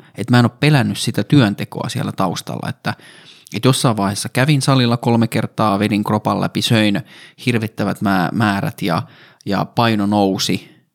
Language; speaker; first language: Finnish; native; Finnish